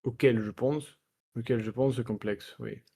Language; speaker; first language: French; non-native, learner; Russian